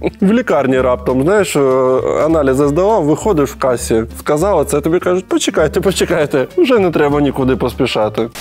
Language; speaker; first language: Ukrainian; non-native, local second language; Russian